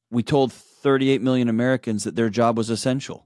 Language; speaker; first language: English; native; English